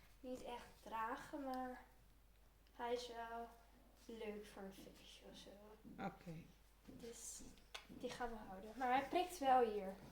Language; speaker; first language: Dutch; early bilingual, heritage; Turkish